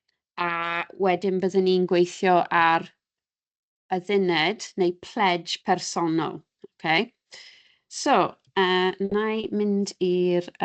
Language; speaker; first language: Welsh; non-native, local second language; English